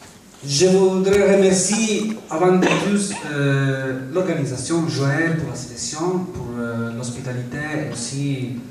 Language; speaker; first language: French; non-native, fluent; Italian